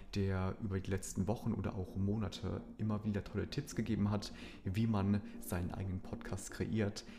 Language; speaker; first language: German; early bilingual, other home language; Polish